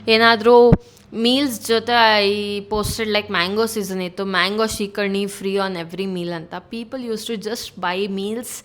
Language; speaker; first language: Kannada; native; Kannada